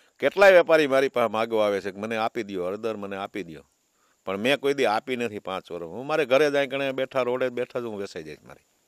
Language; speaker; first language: Gujarati; native; Gujarati